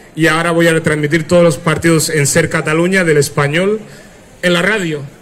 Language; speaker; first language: Spanish; early bilingual, other home language; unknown